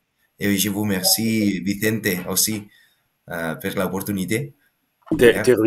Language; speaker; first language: French; non-native, learner; Spanish